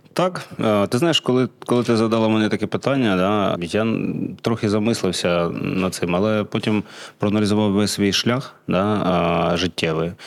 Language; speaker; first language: Ukrainian; non-native, local second language; Russian